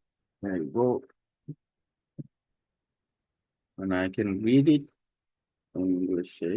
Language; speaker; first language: English; non-native, learner; Korean